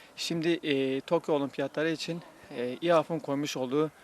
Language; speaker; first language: Turkish; native; Turkish